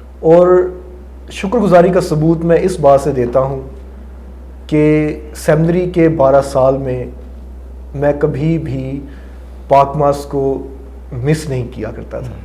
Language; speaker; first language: Urdu; non-native, local second language; Punjabi